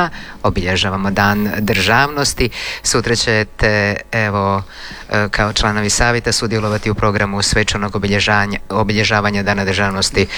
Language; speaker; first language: Serbian; native; Serbian